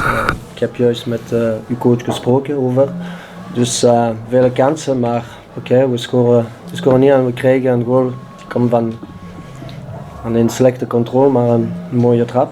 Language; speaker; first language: Dutch; non-native, learner; French